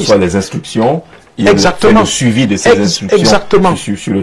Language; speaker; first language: French; native; French